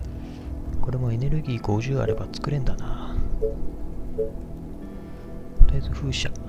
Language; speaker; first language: Japanese; native; Japanese